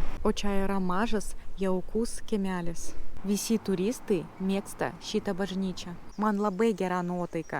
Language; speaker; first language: Lithuanian; non-native, learner; Russian